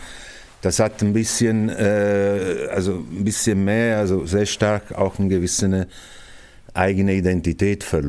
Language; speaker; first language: German; non-native, fluent; Italian